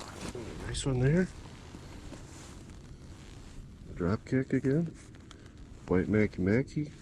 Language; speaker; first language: English; native; English